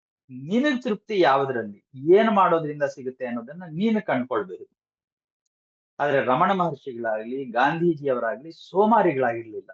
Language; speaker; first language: Kannada; native; Kannada